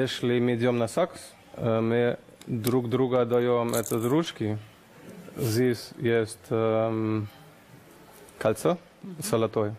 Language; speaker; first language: Russian; non-native, learner; German